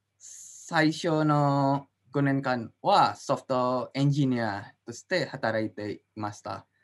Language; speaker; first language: Japanese; non-native, learner; Indonesian